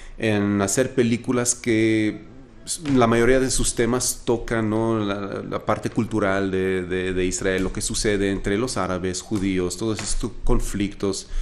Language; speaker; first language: Spanish; non-native, fluent; Arabic